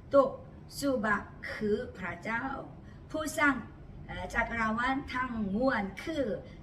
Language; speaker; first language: Thai; non-native, learner; Korean